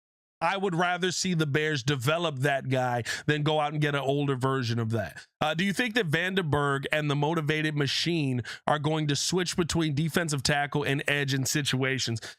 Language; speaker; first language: English; native; English